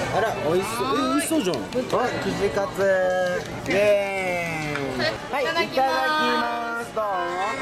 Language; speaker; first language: Japanese; native; Japanese